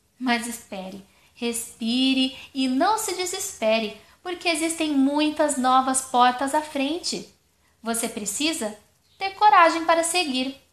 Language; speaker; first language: Portuguese; non-native, fluent; German